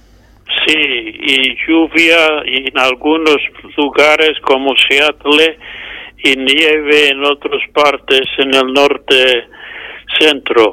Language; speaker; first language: Spanish; non-native, fluent; English